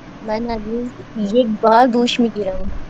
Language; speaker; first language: Persian; non-native, learner; Urdu